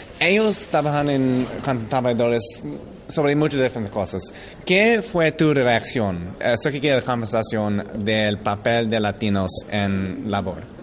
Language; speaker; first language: Spanish; early bilingual, heritage; English